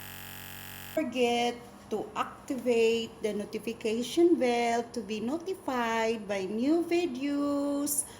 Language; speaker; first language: English; non-native, local second language; Cebuano